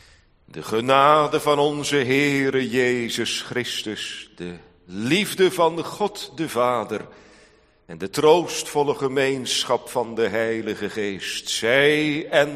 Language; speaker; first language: Dutch; native; Dutch